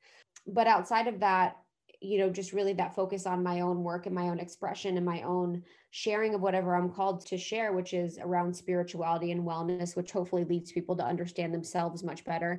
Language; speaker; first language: English; native; English